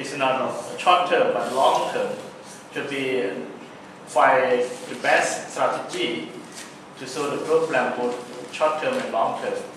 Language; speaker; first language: English; non-native, learner; Thai